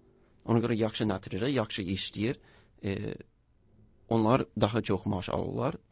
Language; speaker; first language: Turkish; non-native, learner; English